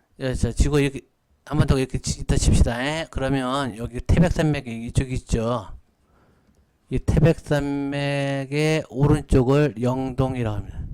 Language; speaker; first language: Korean; native; Korean